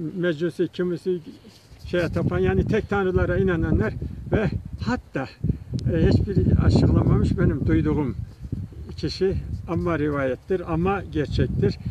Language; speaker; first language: Turkish; early bilingual, other home language; Kazakh